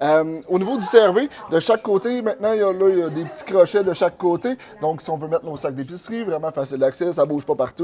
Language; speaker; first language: French; native; French